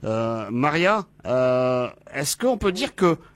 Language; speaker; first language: French; native; French